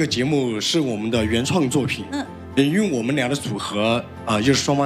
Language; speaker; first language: Chinese; native; Chinese